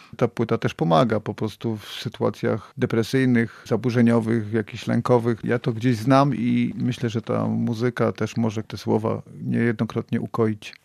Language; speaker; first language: Polish; native; Polish